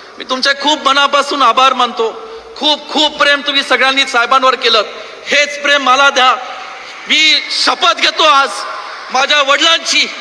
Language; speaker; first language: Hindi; non-native, local second language; Marathi